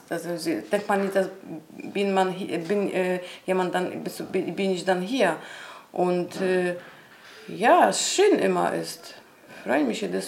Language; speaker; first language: German; non-native, learner; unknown